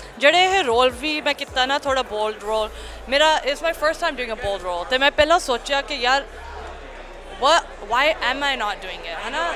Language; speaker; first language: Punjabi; early bilingual, heritage; English